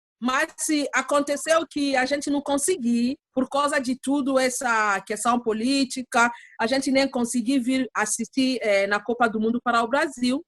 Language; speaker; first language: Portuguese; non-native, learner; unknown